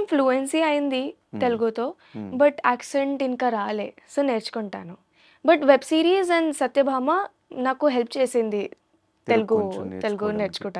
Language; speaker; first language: Telugu; non-native, learner; Hindi